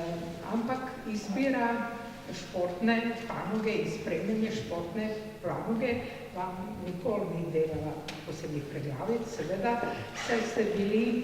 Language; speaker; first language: Slovenian; native; Slovenian